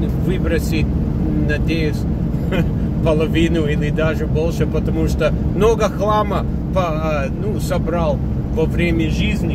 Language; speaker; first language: Russian; non-native, fluent; English